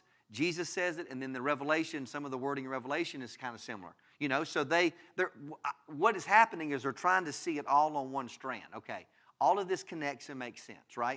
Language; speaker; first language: English; native; English